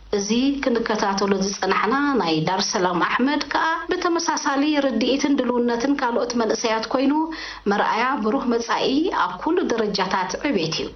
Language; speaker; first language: Tigrinya; native; Tigrinya